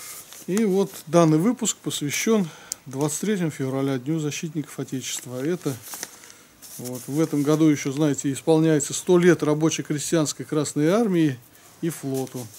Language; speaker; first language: Russian; native; Russian